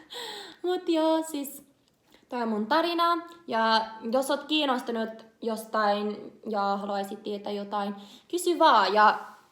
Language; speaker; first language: Finnish; non-native, learner; English